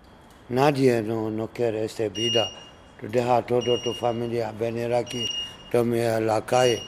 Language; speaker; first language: Spanish; non-native, learner; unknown